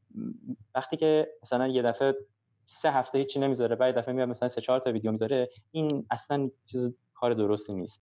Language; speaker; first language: Persian; early bilingual, heritage; Persian